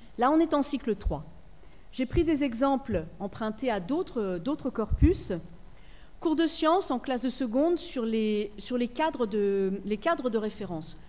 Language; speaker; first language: French; native; French